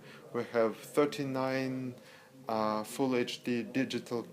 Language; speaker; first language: English; non-native, learner; Russian